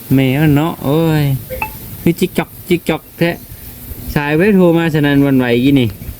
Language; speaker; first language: Thai; native; Thai